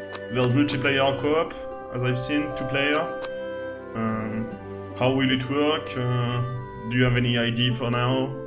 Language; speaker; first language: English; non-native, fluent; French